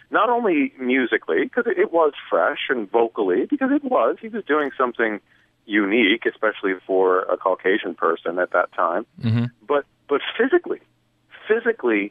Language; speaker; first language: English; native; English